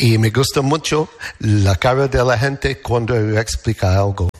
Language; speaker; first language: Spanish; non-native, learner; English